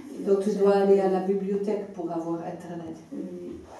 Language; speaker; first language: French; non-native, fluent; Dutch